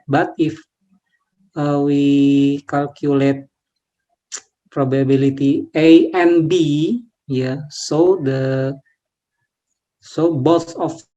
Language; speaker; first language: English; non-native, learner; Indonesian